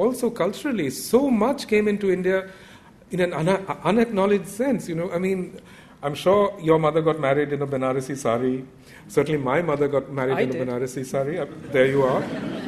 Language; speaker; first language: English; non-native, local second language; Bangla